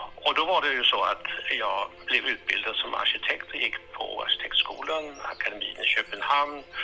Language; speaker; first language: Swedish; early bilingual, heritage; Swedish